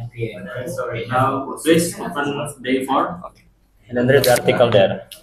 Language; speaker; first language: English; non-native, fluent; Indonesian